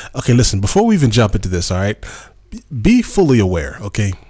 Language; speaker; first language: English; native; English